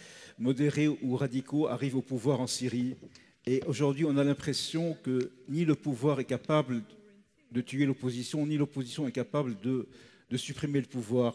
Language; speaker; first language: French; non-native, local second language; Arabic